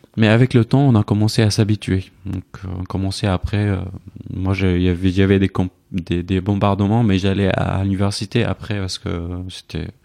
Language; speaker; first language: French; non-native, fluent; Arabic